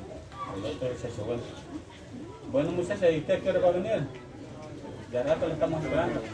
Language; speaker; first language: Spanish; native; Spanish